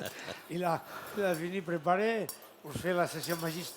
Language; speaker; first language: French; non-native, learner; Catalan